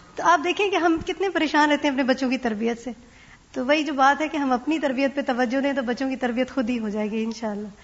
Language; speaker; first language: Urdu; native; Urdu